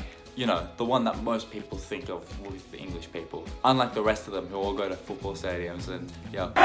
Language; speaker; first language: English; native; English